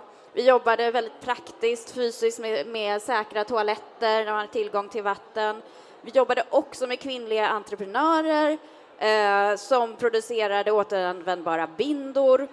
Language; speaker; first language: Swedish; native; Swedish